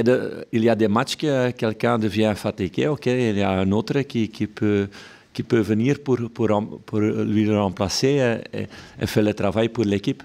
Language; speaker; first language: French; non-native, local second language; Dutch